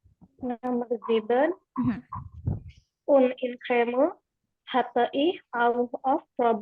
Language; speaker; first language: German; non-native, learner; Indonesian